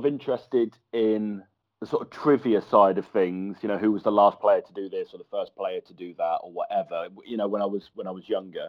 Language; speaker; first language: English; native; English